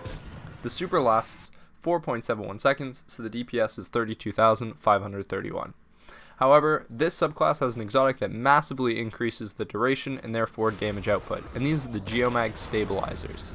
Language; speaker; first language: English; native; English